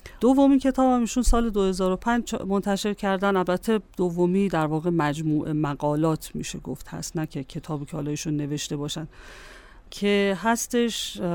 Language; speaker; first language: Persian; native; Persian